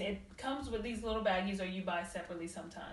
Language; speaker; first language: English; native; English